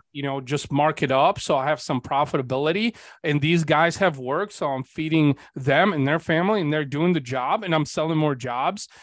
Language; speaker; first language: English; early bilingual, other home language; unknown